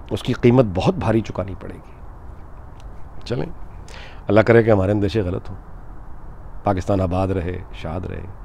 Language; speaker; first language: Urdu; native; Urdu